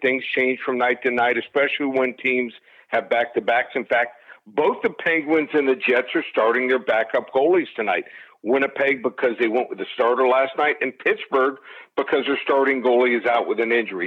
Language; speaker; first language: English; native; English